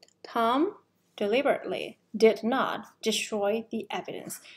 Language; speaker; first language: English; non-native, fluent; Korean